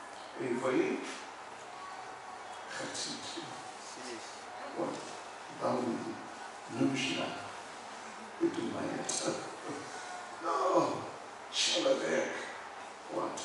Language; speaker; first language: Russian; non-native, learner; English